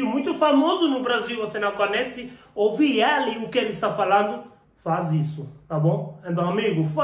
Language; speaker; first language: Portuguese; non-native, learner; Hindi